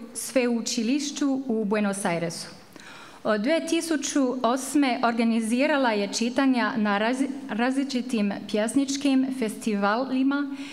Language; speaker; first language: Serbian; non-native, fluent; French